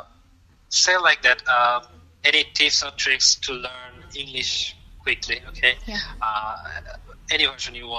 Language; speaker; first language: English; non-native, local second language; Bangla